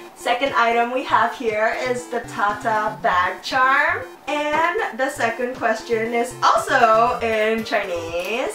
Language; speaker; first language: English; non-native, local second language; Chinese